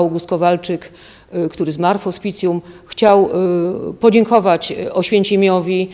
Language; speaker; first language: Polish; native; Polish